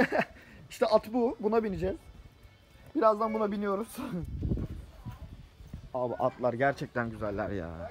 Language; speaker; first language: Turkish; native; Turkish